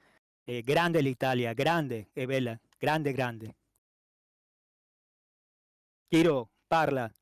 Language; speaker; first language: Italian; non-native, learner; Spanish